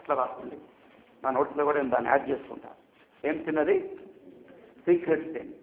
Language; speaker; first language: Telugu; native; Telugu